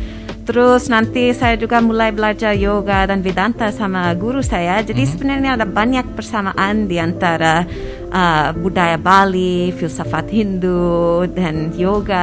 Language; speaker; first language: Indonesian; non-native, fluent; English